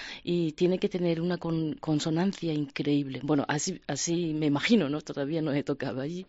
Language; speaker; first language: Spanish; non-native, fluent; Japanese